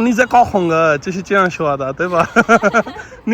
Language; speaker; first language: Chinese; non-native, fluent; Hindi